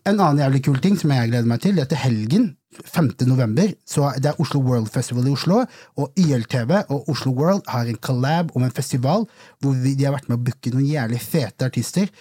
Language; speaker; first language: Norwegian; early bilingual, other home language; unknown